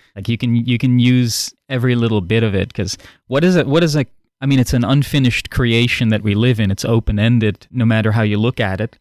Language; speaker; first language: English; non-native, fluent; Dutch